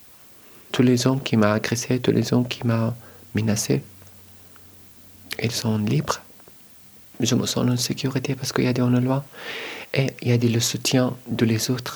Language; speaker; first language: French; non-native, learner; Arabic